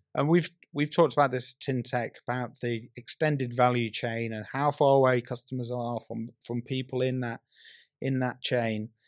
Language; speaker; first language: English; native; English